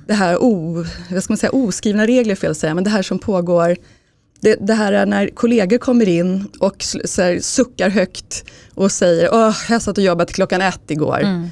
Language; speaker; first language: Swedish; native; Swedish